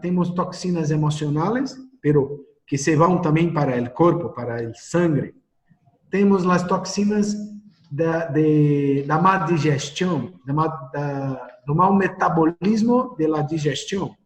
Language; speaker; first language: Spanish; non-native, learner; Portuguese